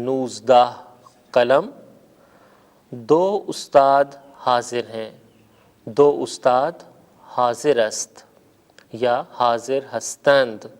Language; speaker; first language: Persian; non-native, fluent; Urdu